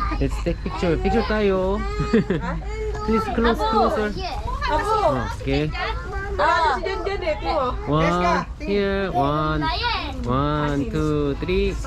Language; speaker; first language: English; non-native, learner; Korean